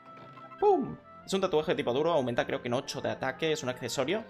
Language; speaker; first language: Spanish; native; Spanish